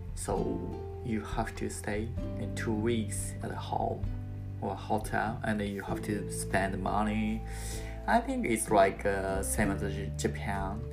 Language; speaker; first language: English; non-native, learner; Japanese